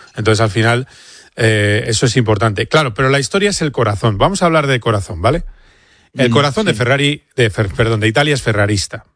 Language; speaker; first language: Spanish; native; Spanish